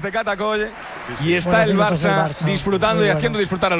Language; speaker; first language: Spanish; native; Spanish